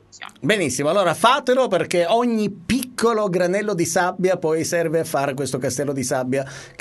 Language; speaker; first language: Italian; native; Italian